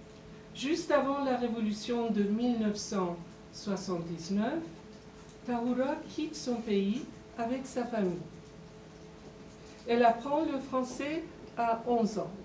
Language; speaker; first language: French; non-native, fluent; Persian